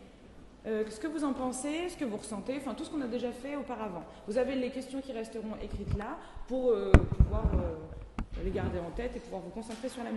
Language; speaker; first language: French; native; French